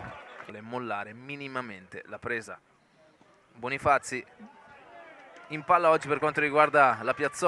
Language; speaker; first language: Italian; native; Italian